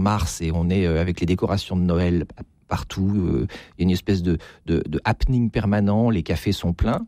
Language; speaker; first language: French; native; French